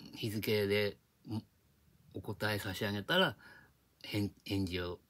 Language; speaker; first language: Japanese; native; Japanese